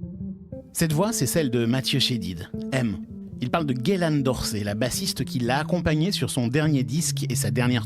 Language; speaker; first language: French; native; French